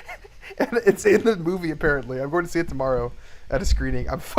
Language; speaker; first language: English; native; English